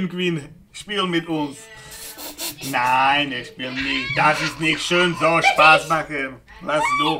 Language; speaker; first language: German; non-native, learner; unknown